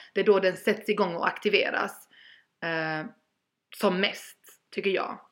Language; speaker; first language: Swedish; early bilingual, other home language; Albanian